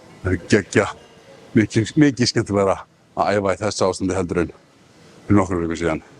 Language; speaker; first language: Icelandic; native; Icelandic